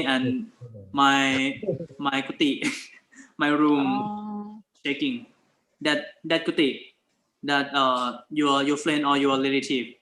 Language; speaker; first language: English; non-native, learner; Thai